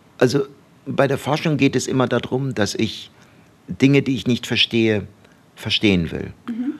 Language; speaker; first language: German; early bilingual, other home language; Turkish